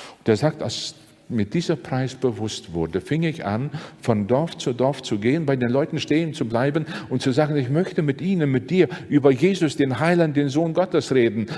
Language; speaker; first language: German; non-native, fluent; Latvian